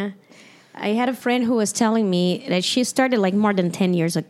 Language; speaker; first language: English; non-native, fluent; Portuguese